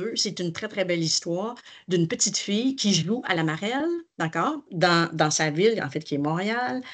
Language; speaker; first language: French; native; French